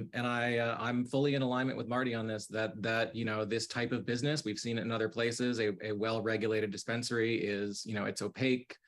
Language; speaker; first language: English; native; English